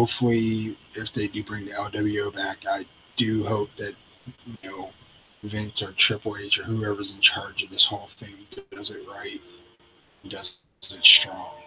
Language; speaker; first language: English; native; English